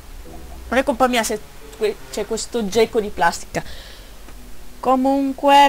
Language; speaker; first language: Italian; native; Italian